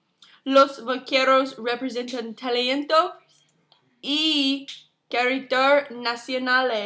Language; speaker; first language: Spanish; non-native, learner; English